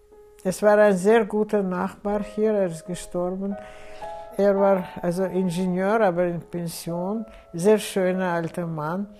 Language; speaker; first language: German; non-native, fluent; Russian